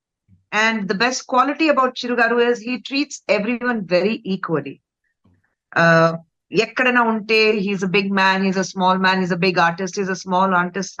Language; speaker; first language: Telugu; non-native, fluent; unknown